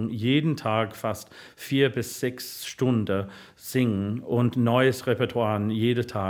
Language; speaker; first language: German; non-native, learner; English